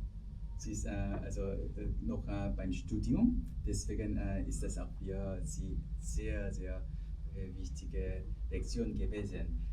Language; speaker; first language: German; non-native, fluent; Korean